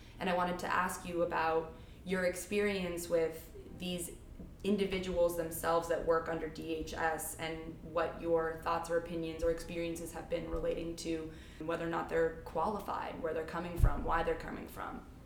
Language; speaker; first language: English; native; English